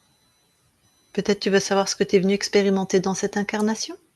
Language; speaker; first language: French; native; French